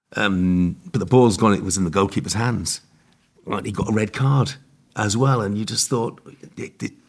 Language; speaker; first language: English; native; English